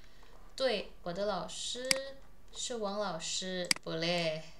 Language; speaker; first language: Chinese; non-native, fluent; Indonesian